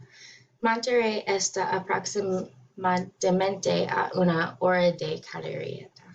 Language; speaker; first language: Spanish; non-native, learner; English